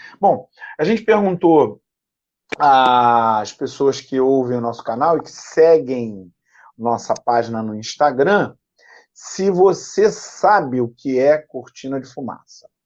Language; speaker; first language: Portuguese; native; Portuguese